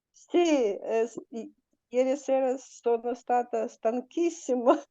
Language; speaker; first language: Italian; non-native, learner; Russian